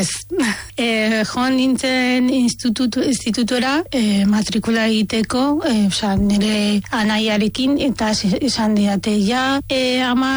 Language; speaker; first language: Basque; non-native, fluent; Arabic